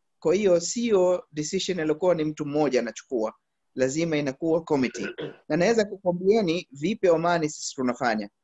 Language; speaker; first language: Swahili; early bilingual, heritage; Arabic